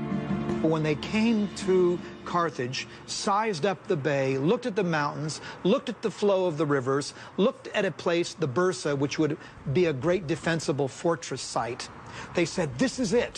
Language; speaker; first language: English; native; English